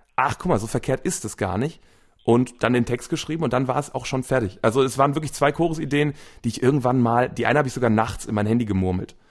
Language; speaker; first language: German; native; German